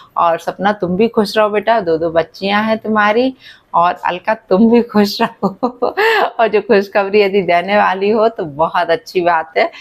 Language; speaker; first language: Hindi; native; Hindi